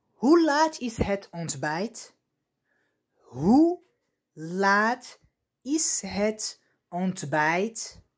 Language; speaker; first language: Dutch; non-native, fluent; Arabic